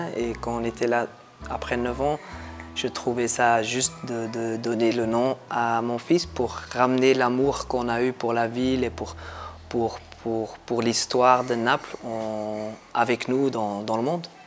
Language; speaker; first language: French; non-native, local second language; Dutch